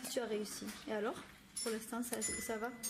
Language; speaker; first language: French; native; French